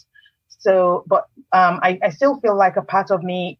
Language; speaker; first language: English; non-native, local second language; Yoruba